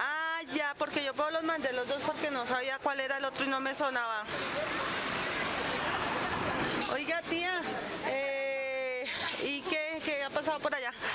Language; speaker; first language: Spanish; native; Spanish